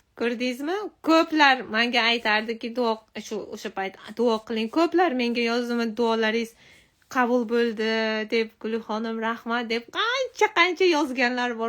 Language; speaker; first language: Uzbek; non-native, local second language; Tajik